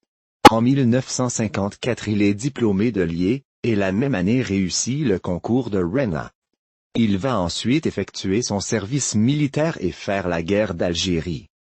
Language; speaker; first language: French; native; French